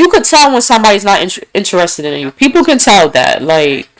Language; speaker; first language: English; native; English